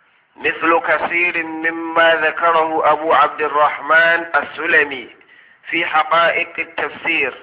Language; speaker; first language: Arabic; non-native, fluent; Hausa